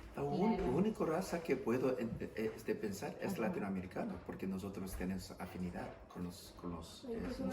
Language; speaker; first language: Spanish; non-native, fluent; English